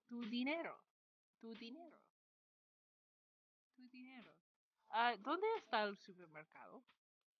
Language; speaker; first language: Spanish; non-native, learner; English